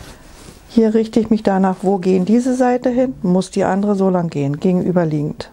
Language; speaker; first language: German; native; German